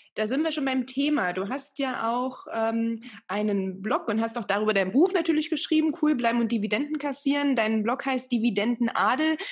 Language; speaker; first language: German; native; German